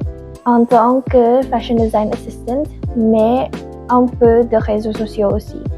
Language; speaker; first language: French; non-native, learner; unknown